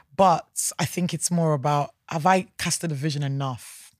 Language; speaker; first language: English; non-native, local second language; Yoruba